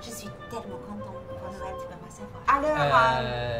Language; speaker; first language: French; non-native, learner; English